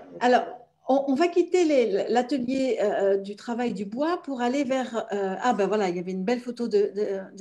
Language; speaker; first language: French; native; French